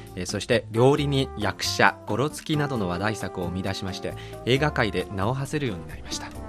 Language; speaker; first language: Japanese; non-native, fluent; Chinese